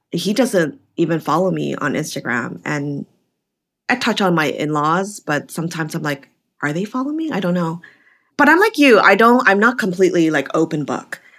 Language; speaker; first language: English; native; English